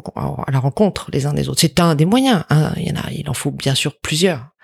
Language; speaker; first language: French; native; French